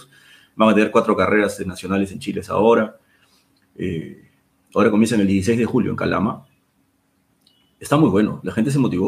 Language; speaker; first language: Spanish; native; Spanish